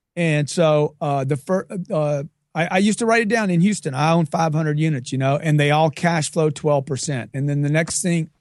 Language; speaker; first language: English; native; English